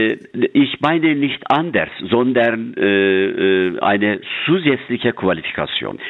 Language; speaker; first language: German; non-native, fluent; Turkish